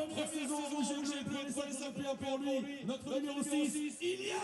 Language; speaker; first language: French; native; French